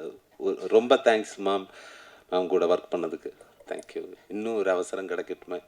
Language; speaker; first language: Tamil; non-native, learner; Malayalam